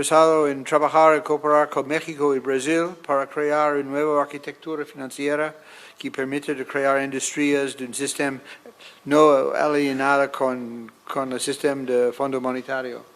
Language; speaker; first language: Spanish; non-native, fluent; English